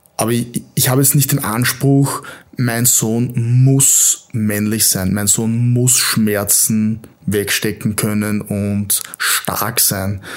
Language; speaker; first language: German; native; German